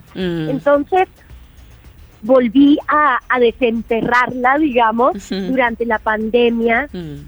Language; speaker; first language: Spanish; native; Spanish